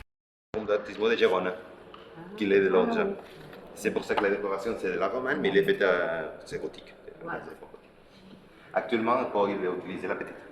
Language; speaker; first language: French; non-native, local second language; Catalan